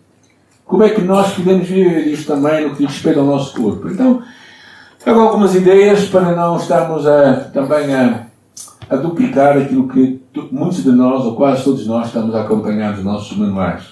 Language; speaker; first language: Portuguese; native; Portuguese